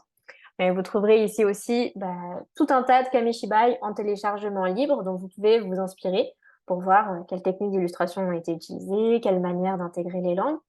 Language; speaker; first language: French; native; French